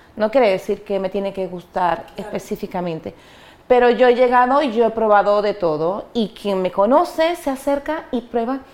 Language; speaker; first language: Spanish; native; Spanish